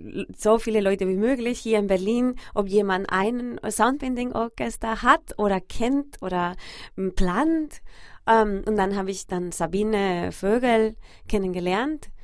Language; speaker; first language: German; non-native, fluent; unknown